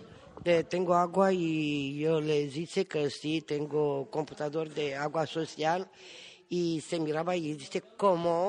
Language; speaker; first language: Spanish; non-native, learner; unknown